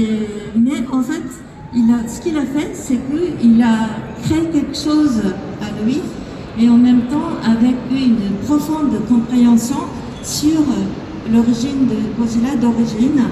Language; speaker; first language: French; non-native, fluent; Japanese